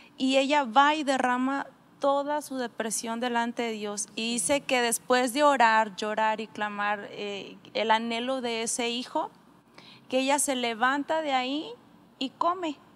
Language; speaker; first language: Spanish; native; Spanish